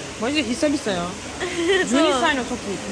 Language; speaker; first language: Japanese; non-native, learner; Turkish